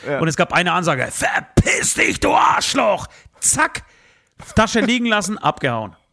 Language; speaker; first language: German; early bilingual, other home language; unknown